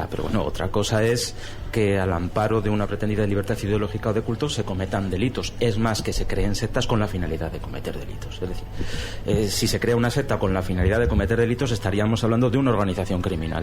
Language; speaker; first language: Spanish; native; Spanish